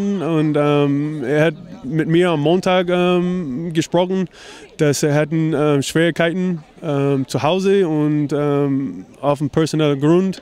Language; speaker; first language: German; non-native, fluent; English